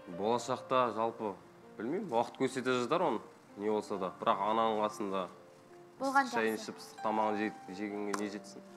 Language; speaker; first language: Kazakh; native; Kazakh